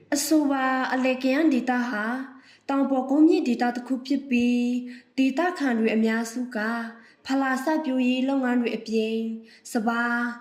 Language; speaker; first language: Burmese; non-native, local second language; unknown